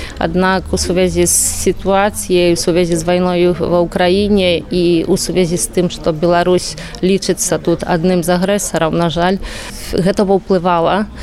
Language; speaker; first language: Belarusian; non-native, fluent; Polish